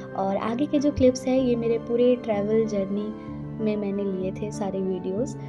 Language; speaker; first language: Hindi; non-native, local second language; Bangla